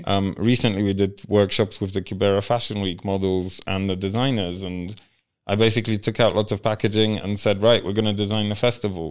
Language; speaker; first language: English; early bilingual, other home language; Polish